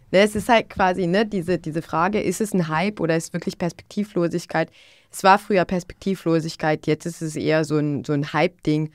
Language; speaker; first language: German; non-native, fluent; Bosnian